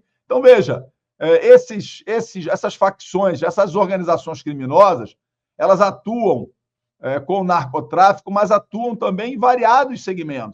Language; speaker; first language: Portuguese; native; Portuguese